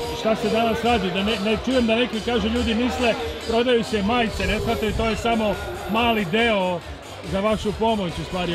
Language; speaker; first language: Serbian; native; Serbian